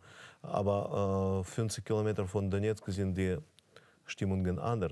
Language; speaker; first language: German; non-native, fluent; Russian